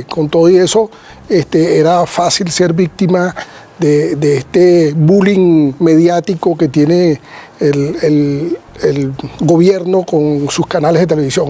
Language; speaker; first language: Spanish; native; Spanish